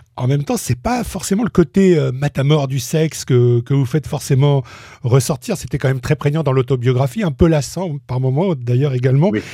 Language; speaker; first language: French; native; French